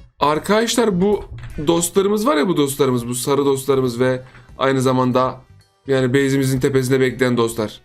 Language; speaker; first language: Turkish; native; Turkish